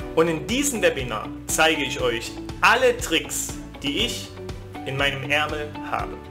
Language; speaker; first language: German; native; German